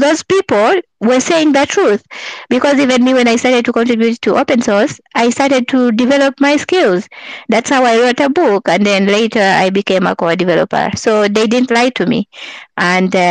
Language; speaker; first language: English; non-native, local second language; Ganda